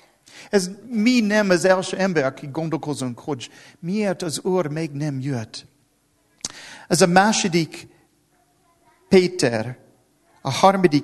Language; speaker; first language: Hungarian; non-native, learner; English